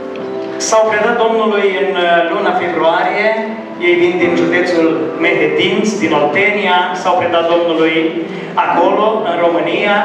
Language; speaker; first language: Romanian; native; Romanian